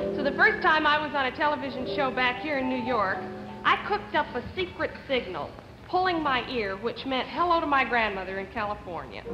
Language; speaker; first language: English; native; English